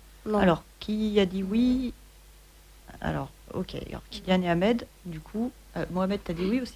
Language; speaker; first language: French; native; French